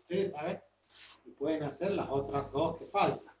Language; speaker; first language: Spanish; native; Spanish